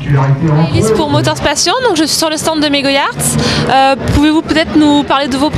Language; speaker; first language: French; native; French